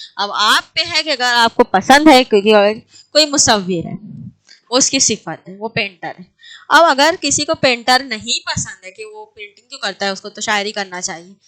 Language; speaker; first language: Urdu; native; Urdu